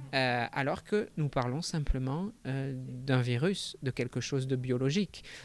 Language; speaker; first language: French; native; French